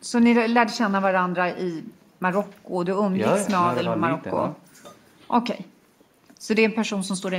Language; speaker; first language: Swedish; native; Swedish